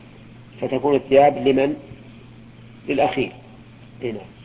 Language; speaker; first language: Arabic; native; Arabic